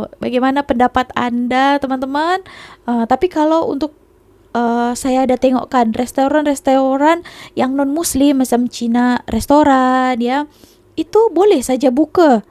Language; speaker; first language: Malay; non-native, local second language; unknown